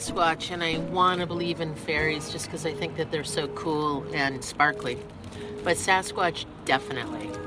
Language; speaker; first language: English; native; English